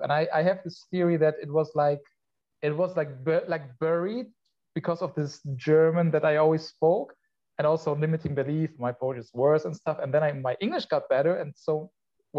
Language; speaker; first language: English; non-native, fluent; Polish